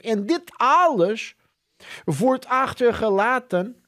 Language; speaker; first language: Dutch; non-native, fluent; Portuguese